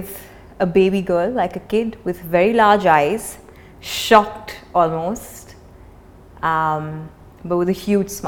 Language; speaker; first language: English; non-native, local second language; Hindi